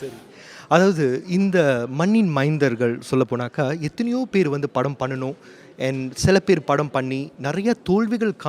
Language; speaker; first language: Tamil; native; Tamil